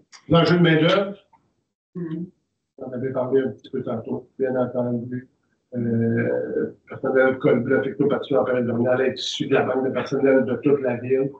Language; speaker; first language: French; native; French